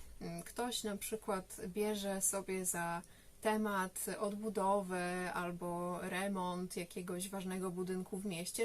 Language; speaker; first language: Polish; native; Polish